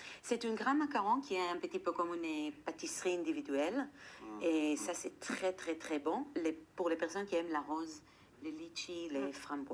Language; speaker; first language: French; non-native, fluent; Hebrew